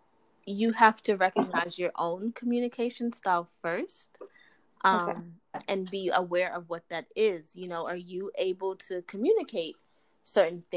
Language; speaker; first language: English; native; English